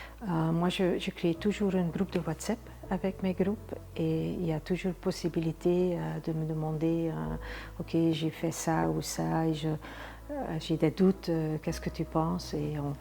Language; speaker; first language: French; non-native, fluent; Dutch